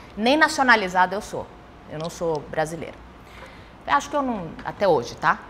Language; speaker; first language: Portuguese; early bilingual, other home language; Spanish